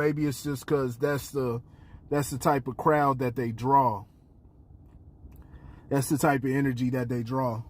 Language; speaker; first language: English; native; English